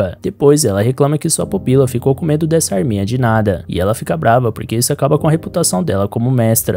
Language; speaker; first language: Portuguese; native; Portuguese